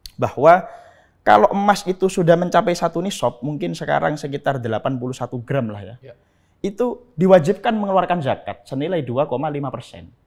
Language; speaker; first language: Indonesian; native; Indonesian